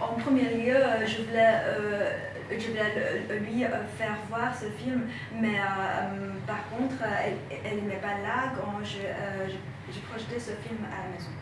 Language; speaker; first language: French; non-native, fluent; Chinese